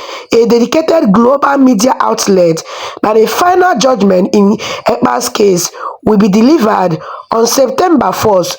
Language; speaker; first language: English; non-native, local second language; Igbo